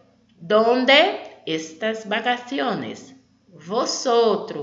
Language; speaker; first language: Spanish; non-native, learner; Portuguese